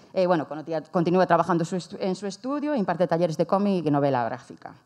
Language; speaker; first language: Spanish; native; Spanish